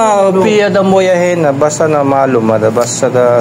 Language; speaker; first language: Arabic; non-native, learner; Filipino